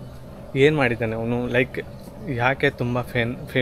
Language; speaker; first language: Kannada; non-native, learner; Hindi